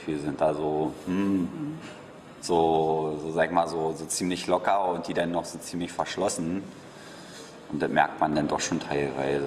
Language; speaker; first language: German; native; German